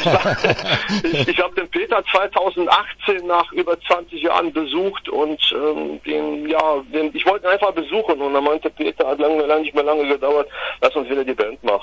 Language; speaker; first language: German; native; German